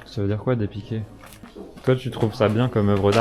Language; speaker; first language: French; native; French